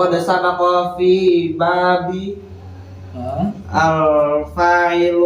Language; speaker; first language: Arabic; non-native, learner; Indonesian